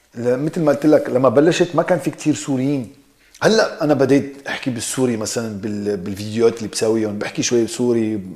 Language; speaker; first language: Arabic; early bilingual, heritage; Arabic